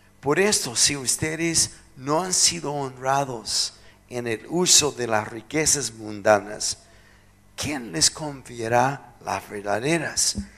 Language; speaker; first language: Spanish; non-native, fluent; English